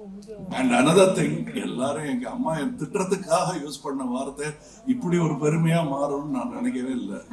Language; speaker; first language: Tamil; native; Tamil